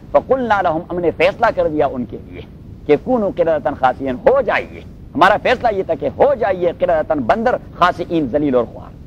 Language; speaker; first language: Urdu; non-native, local second language; Pashto